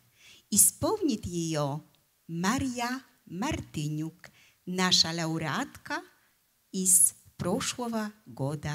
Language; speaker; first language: Russian; non-native, fluent; Polish